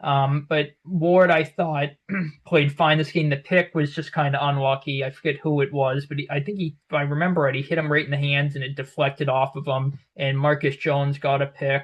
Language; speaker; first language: English; native; English